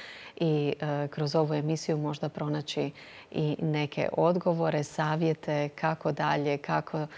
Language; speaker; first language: Croatian; native; Croatian